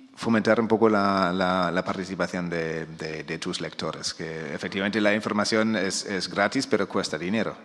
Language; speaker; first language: Spanish; non-native, fluent; German